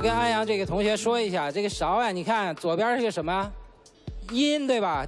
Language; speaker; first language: Chinese; native; Chinese